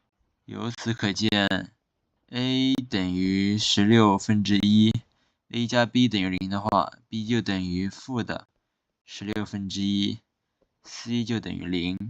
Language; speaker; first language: Chinese; native; Chinese